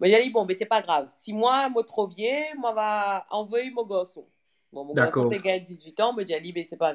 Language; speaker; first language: French; non-native, local second language; Morisyen